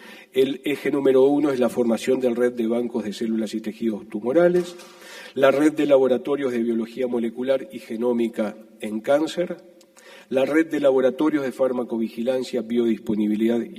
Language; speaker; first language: Spanish; native; Spanish